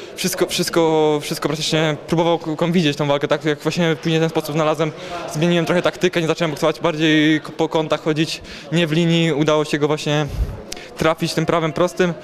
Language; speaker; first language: Polish; native; Polish